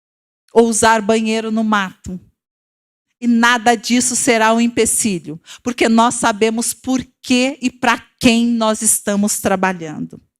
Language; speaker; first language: Portuguese; native; Portuguese